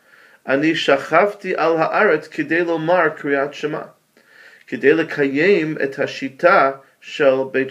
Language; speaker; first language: Hebrew; non-native, fluent; English